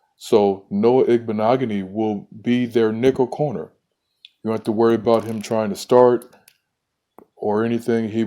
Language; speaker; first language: English; native; English